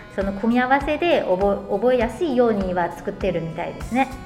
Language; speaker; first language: Japanese; non-native, fluent; Chinese